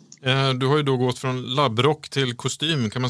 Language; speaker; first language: Swedish; native; Swedish